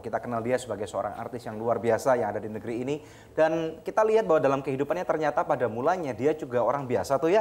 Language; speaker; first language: Indonesian; native; Indonesian